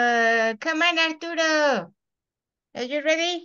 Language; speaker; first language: English; non-native, fluent; Spanish